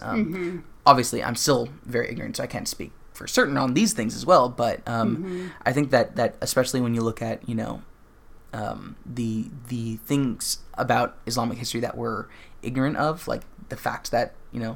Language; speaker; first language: English; native; English